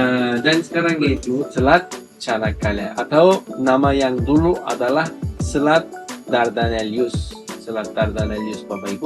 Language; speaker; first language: Indonesian; non-native, learner; Turkish